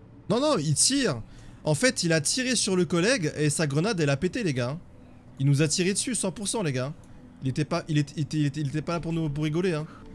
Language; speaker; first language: French; native; French